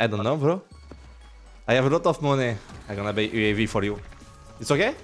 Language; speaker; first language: English; non-native, learner; French